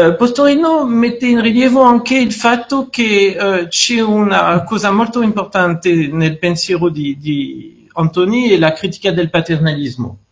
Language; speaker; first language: Italian; non-native, fluent; French